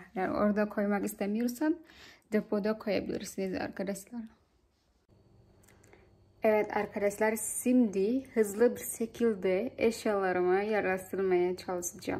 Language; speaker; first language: Turkish; non-native, learner; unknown